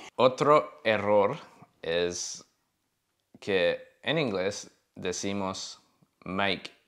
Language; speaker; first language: Spanish; non-native, learner; English